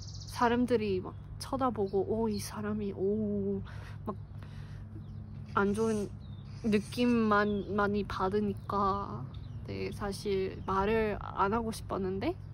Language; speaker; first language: Korean; non-native, fluent; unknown